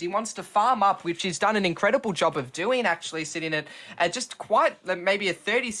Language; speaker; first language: English; native; English